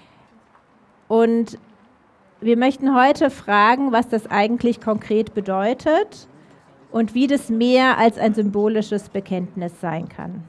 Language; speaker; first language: German; native; German